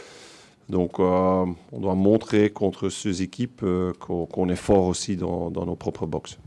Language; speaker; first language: French; non-native, local second language; Dutch